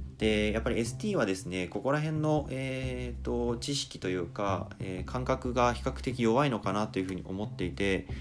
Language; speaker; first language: Japanese; native; Japanese